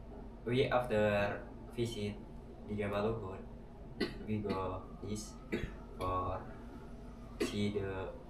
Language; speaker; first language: English; non-native, learner; Indonesian